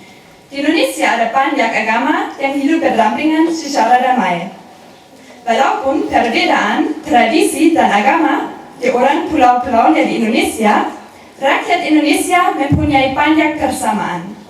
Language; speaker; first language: Indonesian; non-native, learner; German